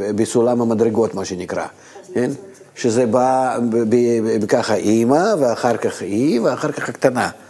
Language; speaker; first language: Hebrew; native; Hebrew